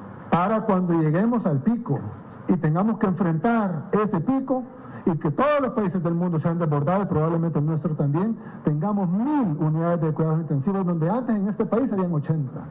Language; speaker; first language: Spanish; native; Spanish